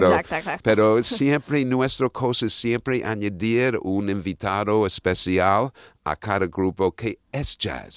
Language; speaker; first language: Spanish; non-native, fluent; English